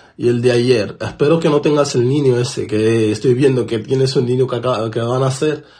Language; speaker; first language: Spanish; non-native, fluent; Arabic